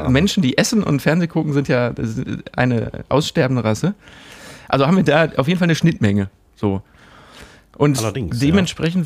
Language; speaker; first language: German; native; German